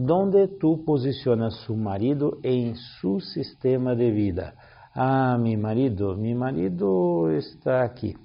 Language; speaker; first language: Spanish; non-native, learner; Portuguese